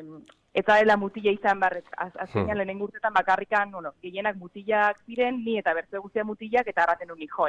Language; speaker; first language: Basque; native; Basque